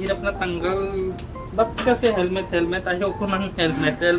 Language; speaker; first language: Filipino; non-native, learner; Punjabi